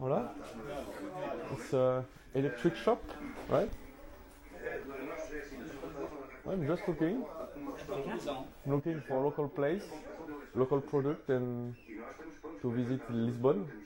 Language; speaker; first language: English; non-native, learner; French